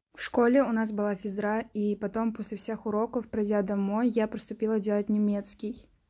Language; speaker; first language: Russian; non-native, local second language; Uzbek